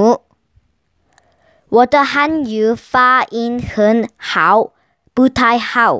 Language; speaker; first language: Chinese; non-native, learner; Korean